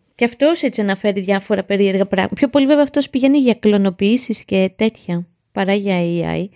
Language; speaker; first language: Greek; native; Greek